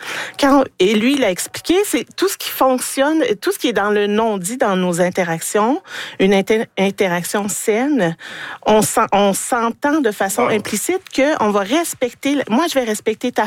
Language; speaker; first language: French; native; French